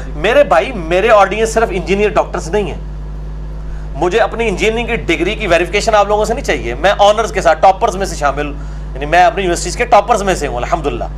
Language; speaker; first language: Urdu; non-native, local second language; Punjabi